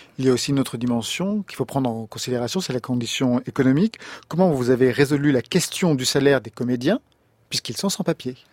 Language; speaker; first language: French; native; French